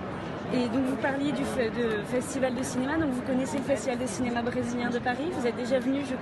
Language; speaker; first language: French; native; French